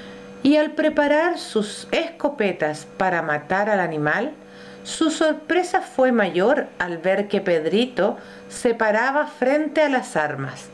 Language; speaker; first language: Spanish; native; Spanish